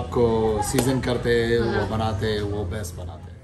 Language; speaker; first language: Hindi; non-native, learner; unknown